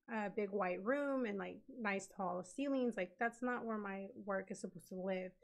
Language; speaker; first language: English; native; English